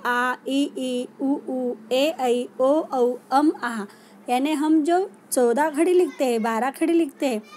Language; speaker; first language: Hindi; non-native, local second language; Marathi